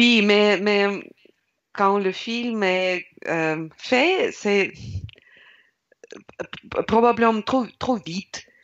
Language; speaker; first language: French; non-native, learner; Russian